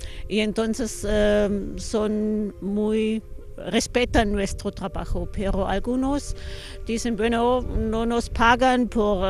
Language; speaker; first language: Spanish; non-native, fluent; German